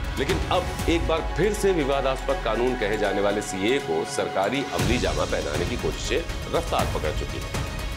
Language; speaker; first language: Hindi; native; Hindi